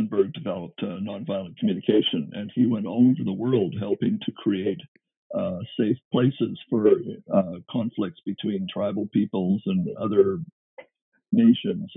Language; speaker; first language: English; native; English